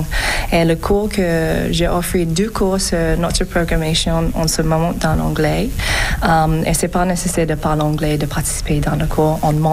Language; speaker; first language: French; non-native, learner; English